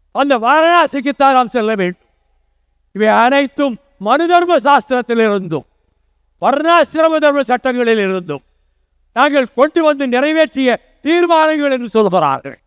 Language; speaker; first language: Tamil; native; Tamil